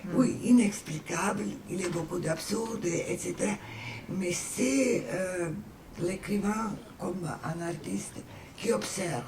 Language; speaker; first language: French; non-native, fluent; Serbian